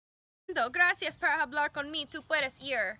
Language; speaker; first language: Spanish; non-native, learner; English